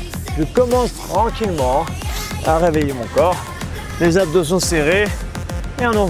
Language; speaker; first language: French; native; French